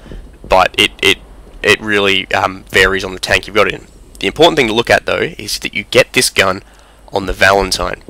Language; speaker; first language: English; native; English